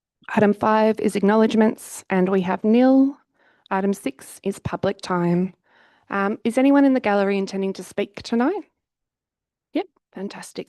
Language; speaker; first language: English; native; English